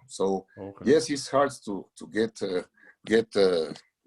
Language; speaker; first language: English; non-native, learner; Spanish